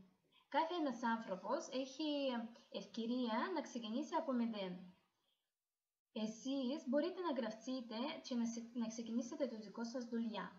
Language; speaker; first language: Greek; non-native, learner; Russian